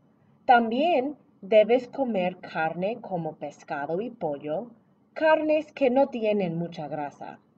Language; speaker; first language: Spanish; non-native, fluent; English